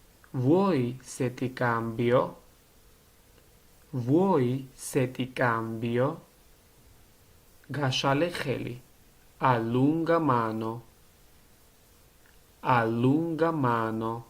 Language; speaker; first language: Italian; non-native, learner; Georgian